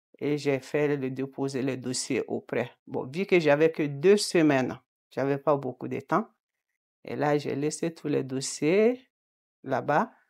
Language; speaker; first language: French; non-native, local second language; Bambara